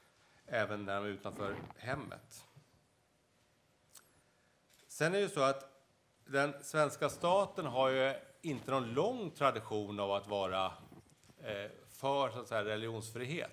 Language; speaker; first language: Swedish; native; Swedish